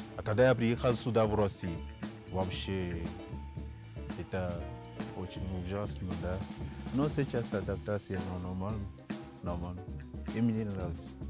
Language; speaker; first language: Russian; non-native, learner; Fon